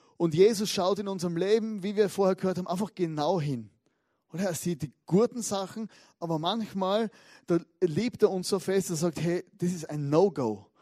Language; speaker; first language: German; native; German